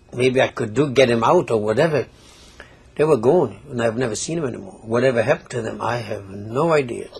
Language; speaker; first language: English; non-native, fluent; Polish